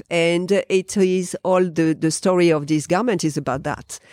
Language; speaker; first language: English; non-native, fluent; French